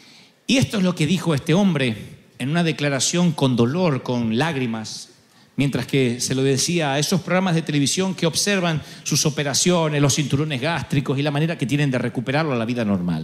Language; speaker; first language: Spanish; native; Spanish